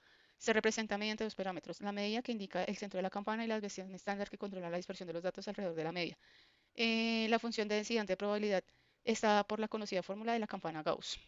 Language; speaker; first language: Spanish; native; Spanish